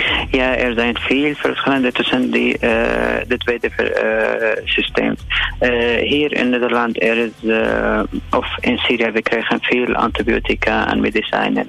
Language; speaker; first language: Dutch; non-native, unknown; Arabic